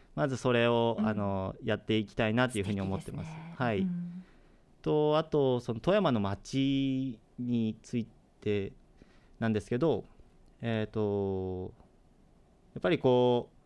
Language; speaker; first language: Japanese; native; Japanese